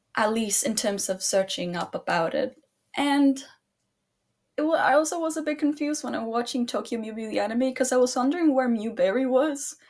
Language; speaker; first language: English; early bilingual, other home language; Spanish